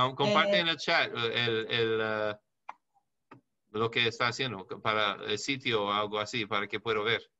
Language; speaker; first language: Spanish; non-native, learner; English